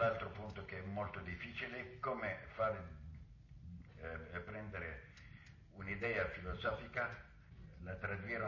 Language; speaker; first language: Italian; non-native, local second language; Arabic